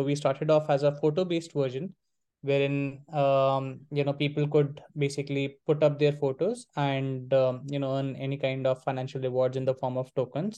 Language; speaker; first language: English; non-native, local second language; Hindi